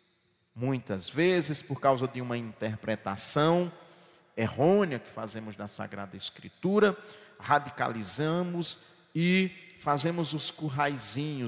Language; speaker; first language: Portuguese; native; Portuguese